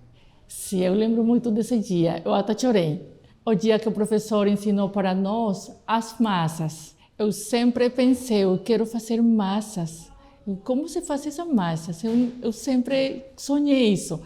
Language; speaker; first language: Portuguese; non-native, fluent; Spanish